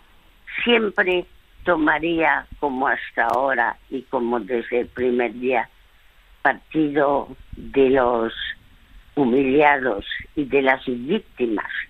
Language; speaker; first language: Spanish; non-native, fluent; French